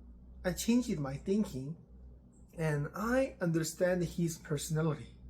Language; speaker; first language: English; non-native, learner; Korean